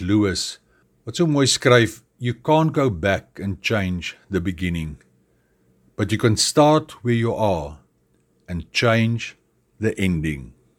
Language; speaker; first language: English; non-native, local second language; Afrikaans